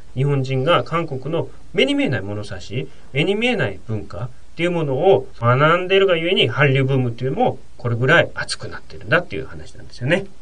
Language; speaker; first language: Japanese; native; Japanese